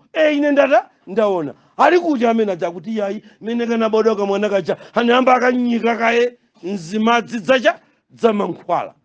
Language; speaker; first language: Nyanja; native; Nyanja